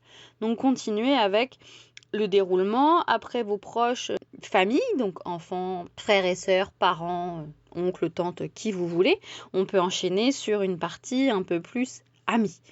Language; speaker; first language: French; native; French